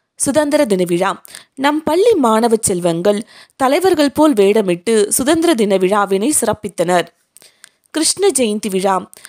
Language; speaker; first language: Tamil; native; Tamil